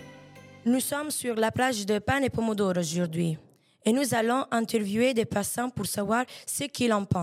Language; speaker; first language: French; non-native, learner; Italian